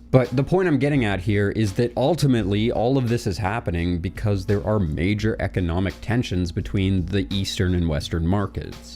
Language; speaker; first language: English; native; English